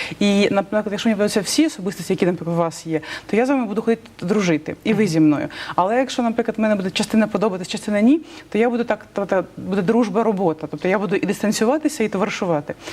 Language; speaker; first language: Ukrainian; non-native, local second language; Russian